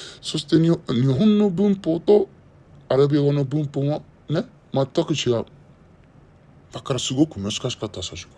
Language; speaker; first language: Japanese; non-native, learner; Arabic